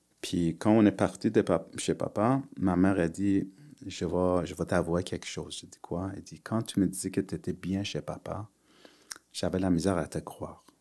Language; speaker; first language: French; early bilingual, other home language; Persian